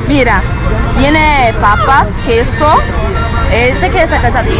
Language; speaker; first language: Spanish; non-native, fluent; Portuguese